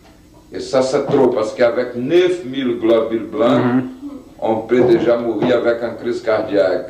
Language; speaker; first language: French; non-native, local second language; Portuguese